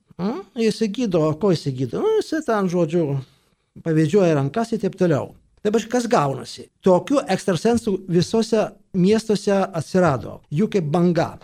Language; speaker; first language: Lithuanian; native; Lithuanian